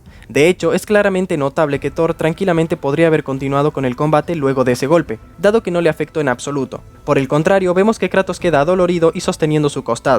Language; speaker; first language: Spanish; native; Spanish